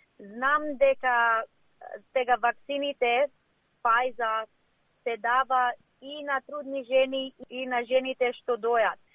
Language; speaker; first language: Macedonian; early bilingual, heritage; Macedonian